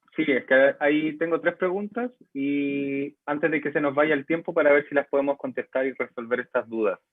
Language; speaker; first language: Spanish; native; Spanish